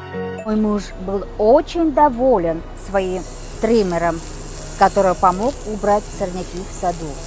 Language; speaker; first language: Russian; non-native, local second language; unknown